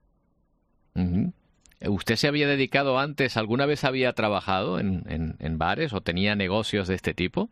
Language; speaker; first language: Spanish; native; Spanish